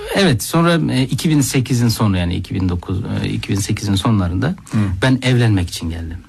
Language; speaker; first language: Turkish; non-native, fluent; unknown